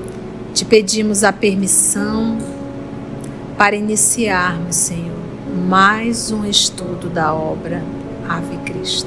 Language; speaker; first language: Portuguese; native; Portuguese